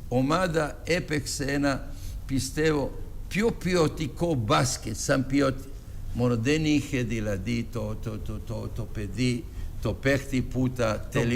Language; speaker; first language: Greek; non-native, fluent; Serbian